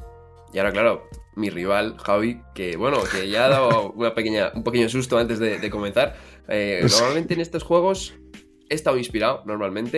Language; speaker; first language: Spanish; native; Spanish